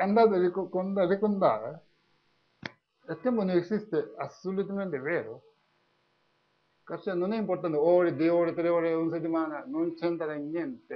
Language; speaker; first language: Italian; non-native, learner; Tibetan